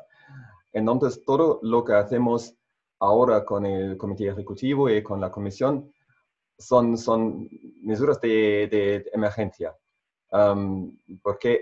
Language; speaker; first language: Spanish; non-native, fluent; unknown